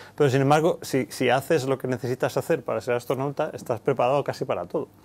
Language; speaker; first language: Spanish; native; Spanish